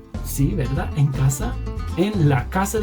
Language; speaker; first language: Spanish; non-native, fluent; English